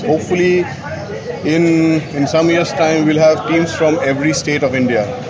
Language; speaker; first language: English; non-native, local second language; Bangla